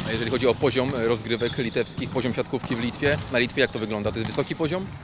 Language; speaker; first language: Polish; native; Polish